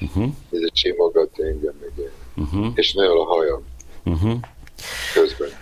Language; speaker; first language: Hungarian; non-native, fluent; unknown